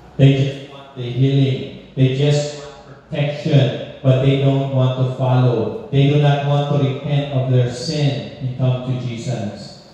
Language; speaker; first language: English; non-native, local second language; Filipino